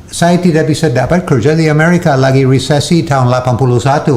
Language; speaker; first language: Indonesian; non-native, fluent; English